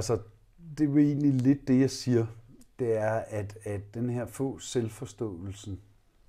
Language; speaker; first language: Danish; native; Danish